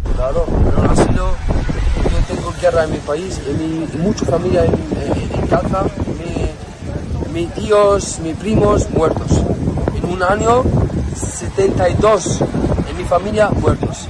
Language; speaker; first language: Spanish; non-native, learner; Arabic